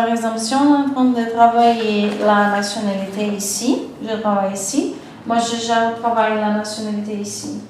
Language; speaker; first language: French; non-native, fluent; Portuguese